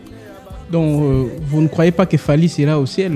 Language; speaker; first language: French; non-native, local second language; Lingala